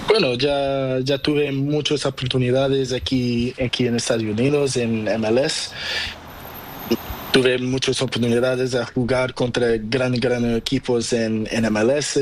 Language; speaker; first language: Spanish; non-native, learner; Portuguese